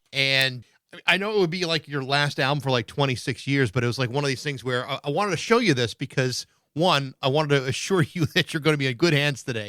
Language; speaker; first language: English; native; English